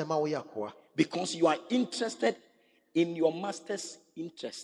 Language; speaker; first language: English; non-native, local second language; Ga